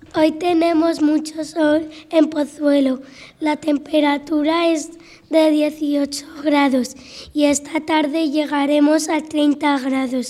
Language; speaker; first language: Spanish; native; Spanish